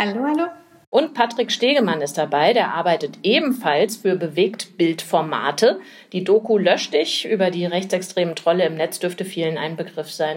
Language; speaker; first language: German; native; German